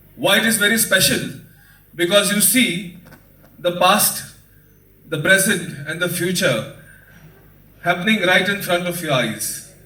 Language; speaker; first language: English; non-native, local second language; Marathi